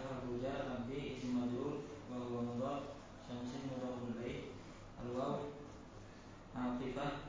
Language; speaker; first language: Arabic; non-native, learner; Indonesian